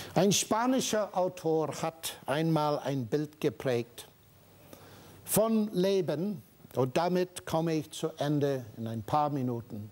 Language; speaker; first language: German; non-native, fluent; English